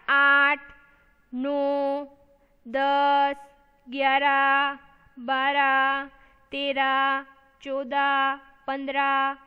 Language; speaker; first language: Hindi; non-native, local second language; Gujarati